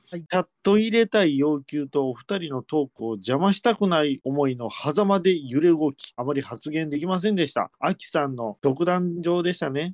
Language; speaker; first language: Japanese; native; Japanese